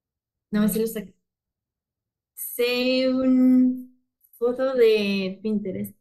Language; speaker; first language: French; non-native, learner; Spanish